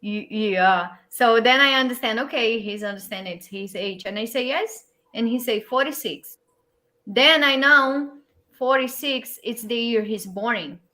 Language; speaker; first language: English; non-native, learner; Portuguese